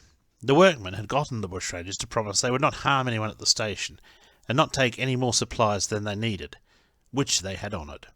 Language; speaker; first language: English; native; English